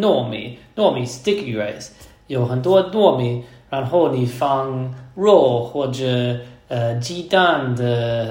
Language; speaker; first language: Chinese; non-native, learner; English